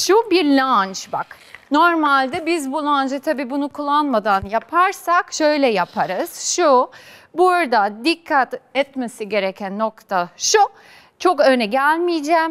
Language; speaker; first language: Turkish; non-native, fluent; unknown